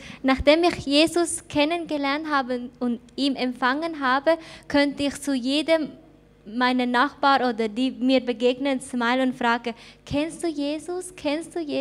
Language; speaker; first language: German; non-native, fluent; Thai